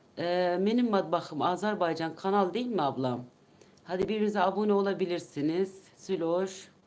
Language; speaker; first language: Turkish; non-native, local second language; Kurdish